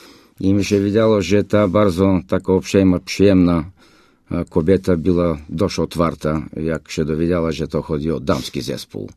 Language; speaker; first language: Polish; non-native, fluent; Bulgarian